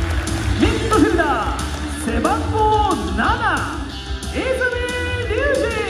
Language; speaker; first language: Japanese; native; Japanese